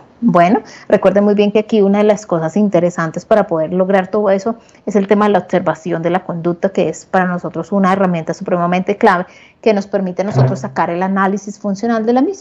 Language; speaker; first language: Spanish; native; Spanish